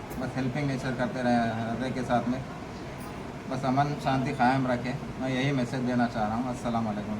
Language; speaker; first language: Hindi; native; Hindi